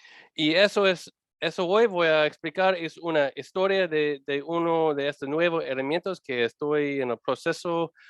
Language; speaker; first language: Spanish; non-native, learner; English